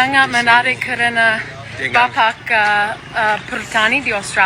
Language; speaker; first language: Indonesian; non-native, learner; English